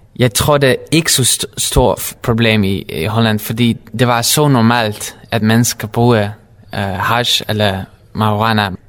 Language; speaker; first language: Danish; non-native, learner; Dutch